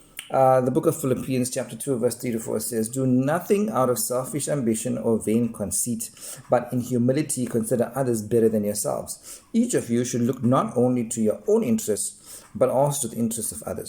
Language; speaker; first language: English; native; English